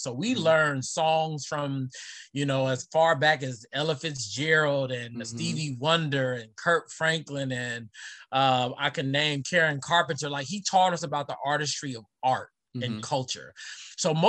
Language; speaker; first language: English; native; English